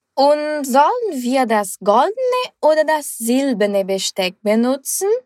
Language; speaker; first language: German; non-native, fluent; Portuguese